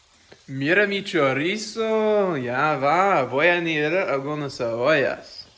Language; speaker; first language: Spanish; non-native, learner; English